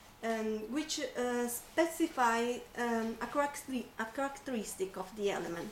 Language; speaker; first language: English; non-native, fluent; Italian